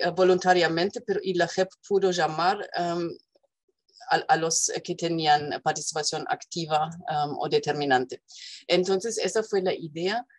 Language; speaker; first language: Spanish; non-native, fluent; German